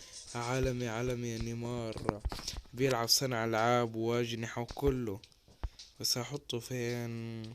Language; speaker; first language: Arabic; native; Arabic